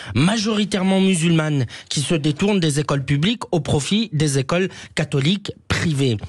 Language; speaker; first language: French; native; French